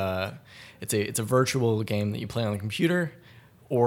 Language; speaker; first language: English; native; English